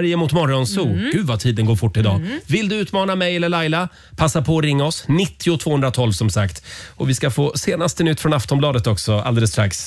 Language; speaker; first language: Swedish; native; Swedish